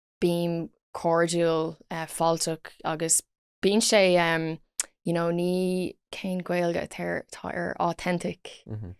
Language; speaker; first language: Irish; non-native, local second language; English